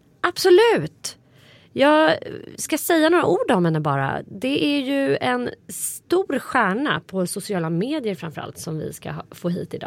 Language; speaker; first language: Swedish; native; Swedish